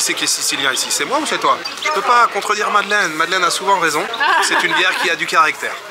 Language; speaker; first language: French; native; French